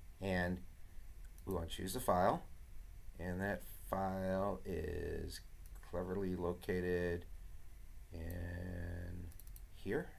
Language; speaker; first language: English; native; English